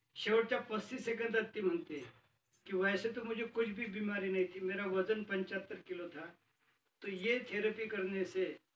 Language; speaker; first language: Hindi; non-native, local second language; Marathi